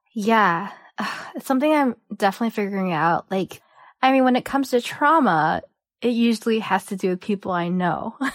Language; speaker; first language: English; early bilingual, other home language; Cantonese